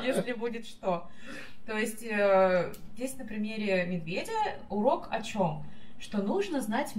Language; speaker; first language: Russian; native; Russian